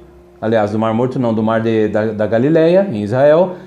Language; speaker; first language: Portuguese; native; Portuguese